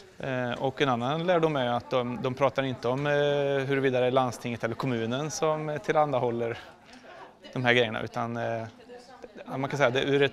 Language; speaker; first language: Swedish; native; Swedish